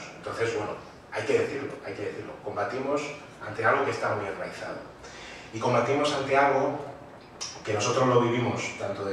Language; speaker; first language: Spanish; native; Spanish